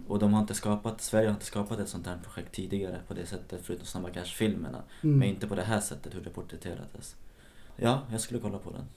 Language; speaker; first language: Swedish; native; Swedish